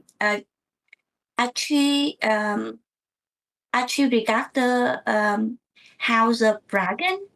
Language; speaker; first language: French; non-native, learner; Vietnamese